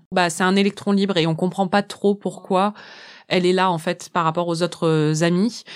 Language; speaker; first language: French; native; French